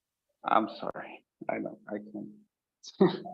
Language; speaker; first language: English; non-native, learner; Spanish